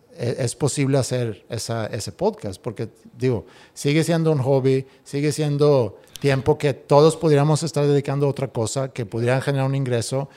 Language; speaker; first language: Spanish; non-native, fluent; Swedish